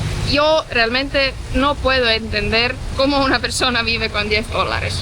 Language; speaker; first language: Spanish; non-native, fluent; Estonian